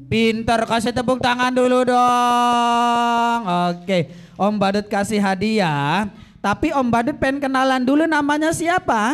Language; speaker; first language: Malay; non-native, local second language; Javanese